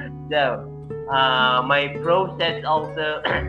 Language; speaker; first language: English; non-native, fluent; Indonesian